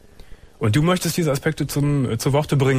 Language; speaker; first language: German; native; German